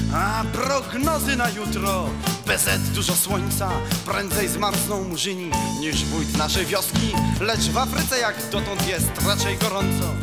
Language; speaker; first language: Polish; native; Polish